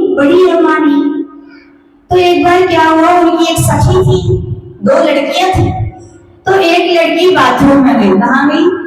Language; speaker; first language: Hindi; native; Hindi